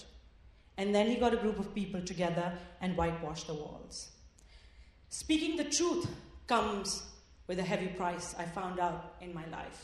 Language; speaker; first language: English; non-native, local second language; Urdu